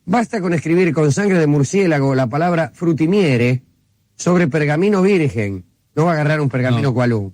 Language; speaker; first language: Spanish; native; Spanish